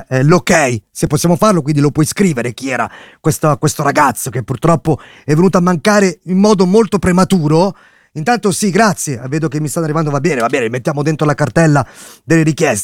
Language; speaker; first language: Italian; native; Italian